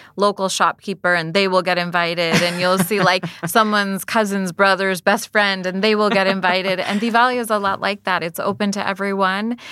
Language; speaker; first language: English; native; English